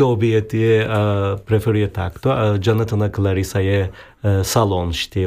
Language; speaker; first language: Slovak; non-native, learner; Turkish